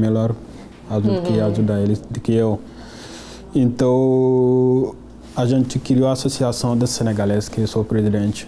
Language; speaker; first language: Portuguese; non-native, fluent; Wolof